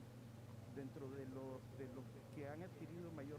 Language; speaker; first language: Spanish; native; Spanish